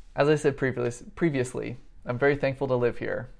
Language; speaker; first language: English; native; English